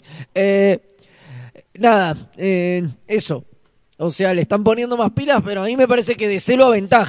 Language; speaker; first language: Spanish; native; Spanish